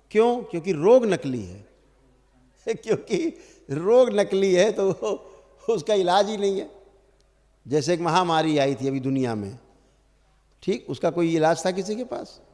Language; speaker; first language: Hindi; native; Hindi